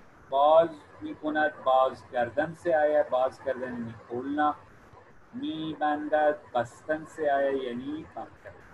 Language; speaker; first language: Persian; non-native, fluent; Urdu